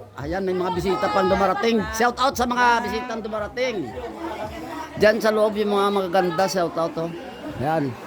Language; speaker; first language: Filipino; non-native, local second language; Hiligaynon